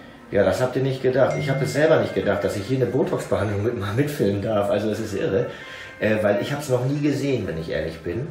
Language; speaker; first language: German; native; German